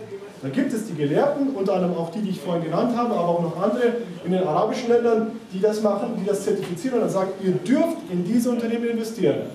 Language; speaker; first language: German; native; German